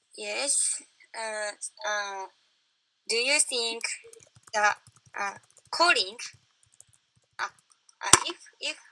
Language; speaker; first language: English; non-native, learner; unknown